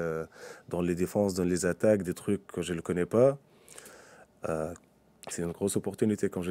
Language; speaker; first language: French; non-native, local second language; Arabic